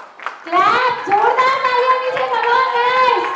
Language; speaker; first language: Hindi; native; Hindi